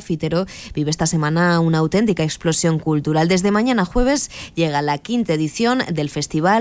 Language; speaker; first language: Spanish; native; Spanish